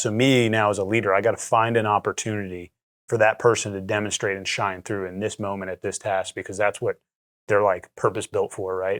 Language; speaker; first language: English; native; English